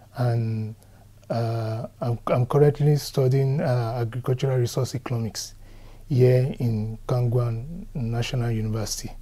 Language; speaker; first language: English; non-native, local second language; Yoruba